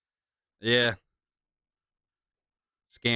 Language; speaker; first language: English; native; English